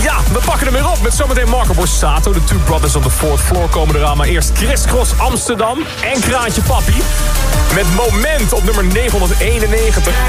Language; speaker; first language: Dutch; native; Dutch